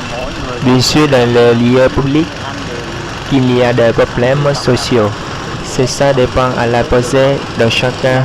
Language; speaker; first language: French; non-native, local second language; Vietnamese